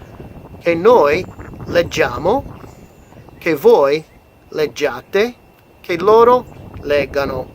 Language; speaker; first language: Italian; non-native, fluent; English